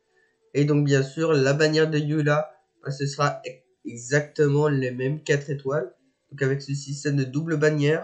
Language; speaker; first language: French; native; French